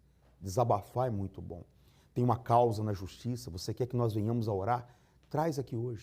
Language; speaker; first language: Portuguese; native; Portuguese